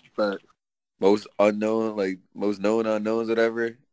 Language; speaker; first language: English; native; English